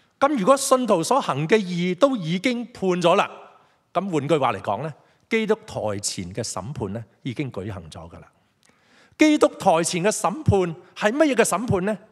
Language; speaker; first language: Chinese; non-native, local second language; Cantonese